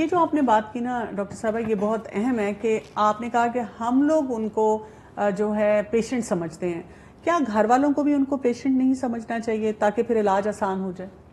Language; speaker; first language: Hindi; native; Hindi